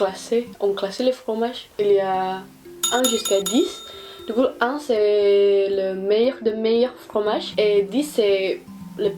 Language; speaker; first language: French; non-native, learner; Indonesian